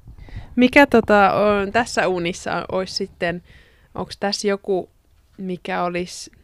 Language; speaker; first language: Finnish; native; Finnish